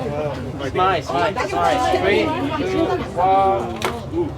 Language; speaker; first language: English; non-native, learner; Vietnamese